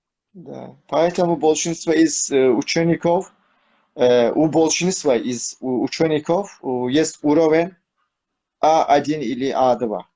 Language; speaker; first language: Russian; non-native, learner; Turkish